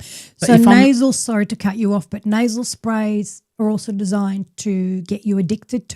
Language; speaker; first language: English; native; English